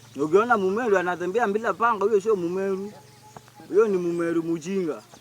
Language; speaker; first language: Swahili; native; Swahili